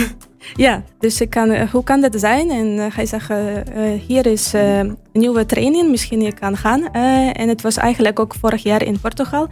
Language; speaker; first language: Dutch; non-native, fluent; Ukrainian